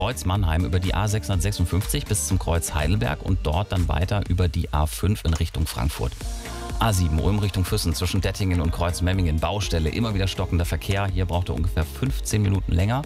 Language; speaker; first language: German; native; German